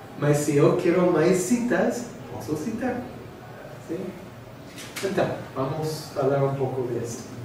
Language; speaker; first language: Portuguese; non-native, fluent; English